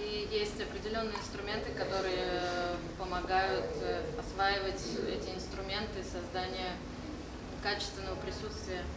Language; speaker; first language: Russian; native; Russian